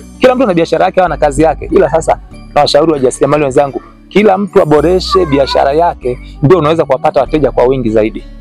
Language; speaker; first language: Swahili; non-native, local second language; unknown